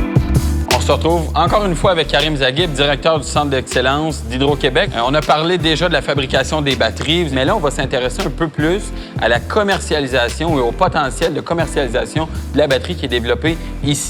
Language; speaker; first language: French; native; French